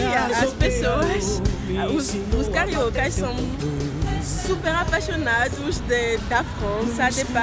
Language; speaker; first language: Portuguese; non-native, learner; French